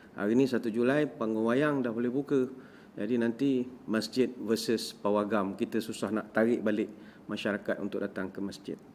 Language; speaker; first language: Malay; native; Malay